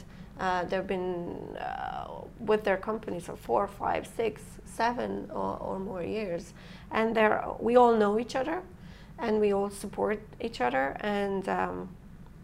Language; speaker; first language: English; non-native, fluent; Romanian